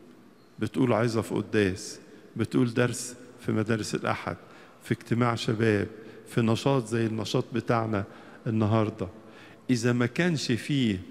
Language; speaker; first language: Arabic; native; Arabic